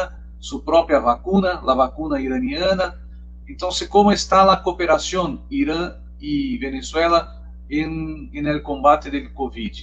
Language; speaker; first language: Spanish; non-native, learner; Portuguese